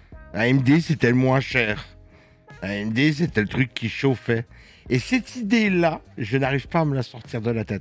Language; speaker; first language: French; native; French